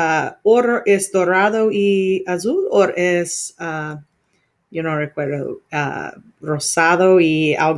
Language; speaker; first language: Spanish; non-native, learner; English